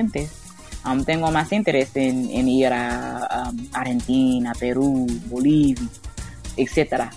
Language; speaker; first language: Spanish; non-native, learner; English